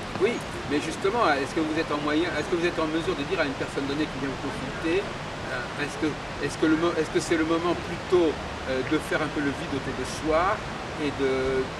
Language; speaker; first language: French; native; French